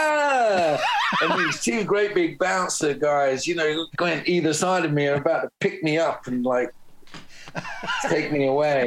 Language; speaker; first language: English; native; English